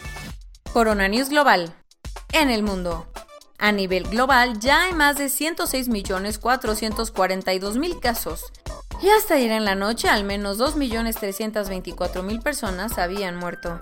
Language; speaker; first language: Spanish; native; Spanish